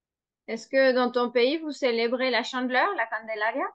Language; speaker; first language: French; non-native, fluent; Spanish